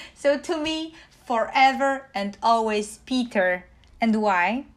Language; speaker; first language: English; non-native, fluent; Polish